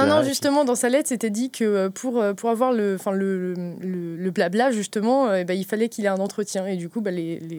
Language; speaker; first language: French; native; French